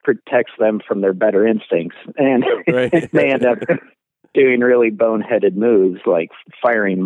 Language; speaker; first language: English; native; English